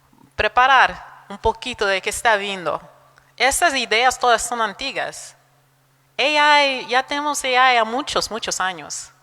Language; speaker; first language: Spanish; non-native, fluent; Portuguese